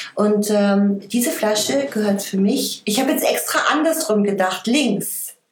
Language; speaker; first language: German; native; German